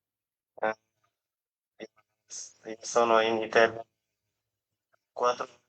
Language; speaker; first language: Italian; non-native, learner; Bangla